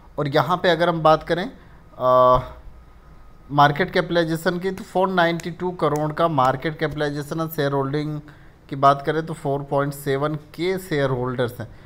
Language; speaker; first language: Hindi; native; Hindi